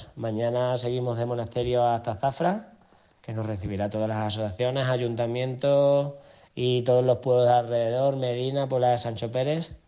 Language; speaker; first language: Spanish; native; Spanish